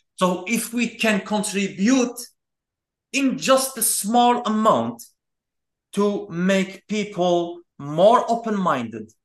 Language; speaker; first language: English; non-native, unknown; Arabic